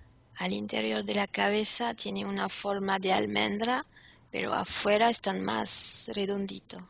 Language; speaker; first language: Spanish; non-native, fluent; French